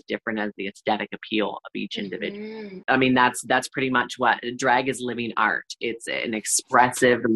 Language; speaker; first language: English; native; English